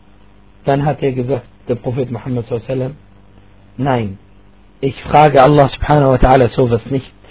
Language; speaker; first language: German; non-native, fluent; Arabic